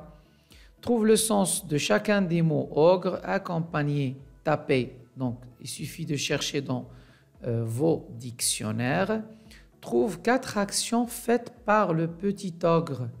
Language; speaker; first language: French; non-native, local second language; Arabic